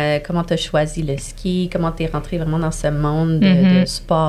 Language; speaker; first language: French; native; French